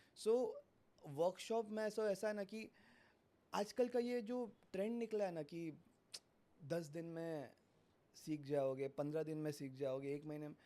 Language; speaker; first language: Hindi; non-native, local second language; Marathi